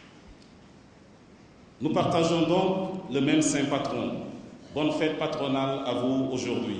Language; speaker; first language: French; non-native, local second language; Jola-Fonyi